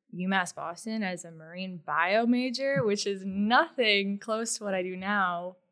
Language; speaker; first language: English; native; English